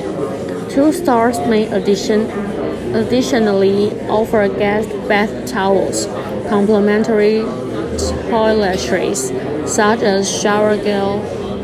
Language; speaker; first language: English; non-native, learner; Chinese